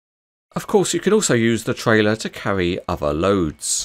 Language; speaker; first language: English; native; English